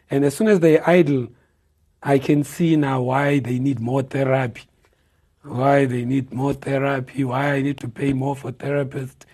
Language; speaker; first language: English; non-native, local second language; Xhosa